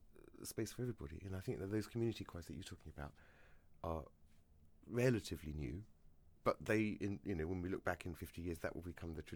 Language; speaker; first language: English; native; English